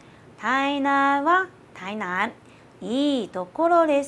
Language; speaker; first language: Japanese; non-native, fluent; Chinese